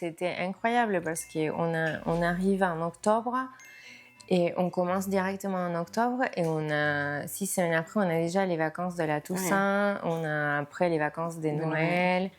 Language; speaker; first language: French; non-native, fluent; Spanish